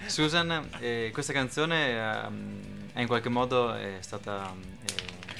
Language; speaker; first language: Italian; native; Italian